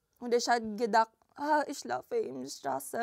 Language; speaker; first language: German; non-native, learner; Filipino